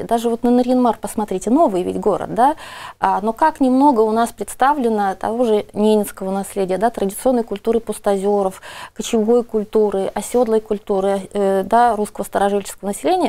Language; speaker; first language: Russian; native; Russian